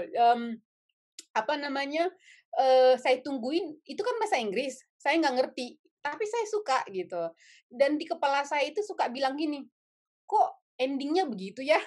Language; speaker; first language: Indonesian; non-native, local second language; Batak Toba